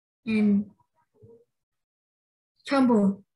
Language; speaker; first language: English; non-native, learner; Vietnamese